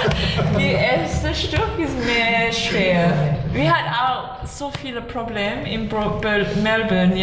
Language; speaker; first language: German; non-native, learner; English